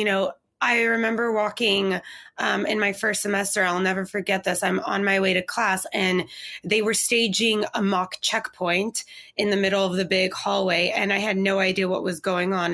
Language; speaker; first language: English; native; English